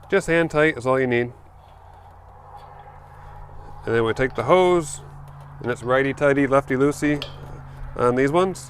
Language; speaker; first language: English; native; English